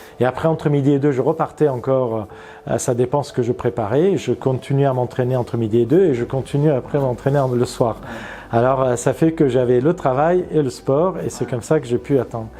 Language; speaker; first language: French; non-native, fluent; Armenian